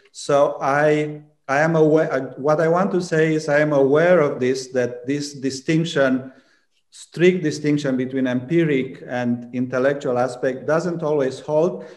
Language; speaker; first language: English; non-native, fluent; Romanian